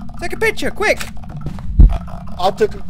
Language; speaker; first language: English; native; English